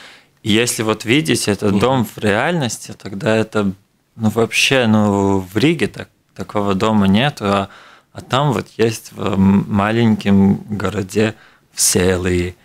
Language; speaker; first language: Russian; non-native, local second language; Latvian